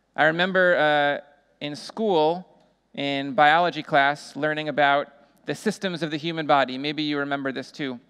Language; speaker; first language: English; native; English